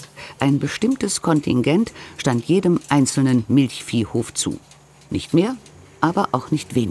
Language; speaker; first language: German; native; German